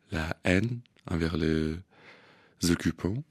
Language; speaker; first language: French; non-native, fluent; Russian